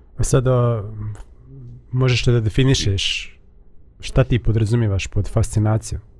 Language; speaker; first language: Bosnian; native; Bosnian